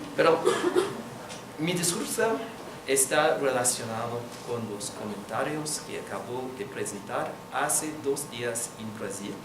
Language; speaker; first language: Spanish; non-native, learner; English